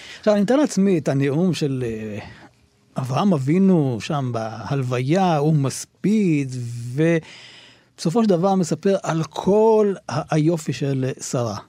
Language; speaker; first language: Hebrew; native; Hebrew